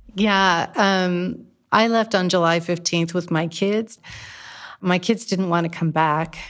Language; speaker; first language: English; native; English